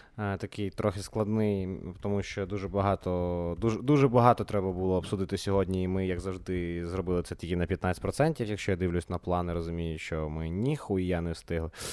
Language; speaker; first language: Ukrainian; non-native, local second language; Russian